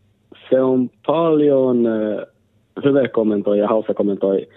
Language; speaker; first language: Finnish; non-native, local second language; Swedish